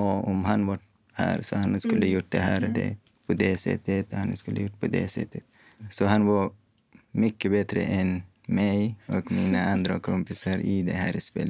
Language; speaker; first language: Swedish; non-native, fluent; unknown